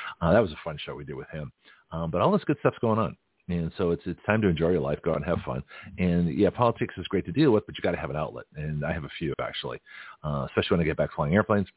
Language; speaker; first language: English; native; English